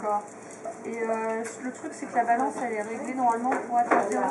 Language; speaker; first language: French; native; French